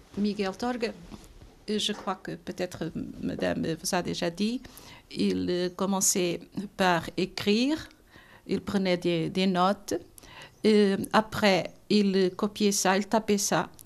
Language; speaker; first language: French; non-native, local second language; Portuguese